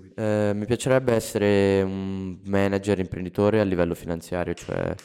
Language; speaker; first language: Italian; native; Italian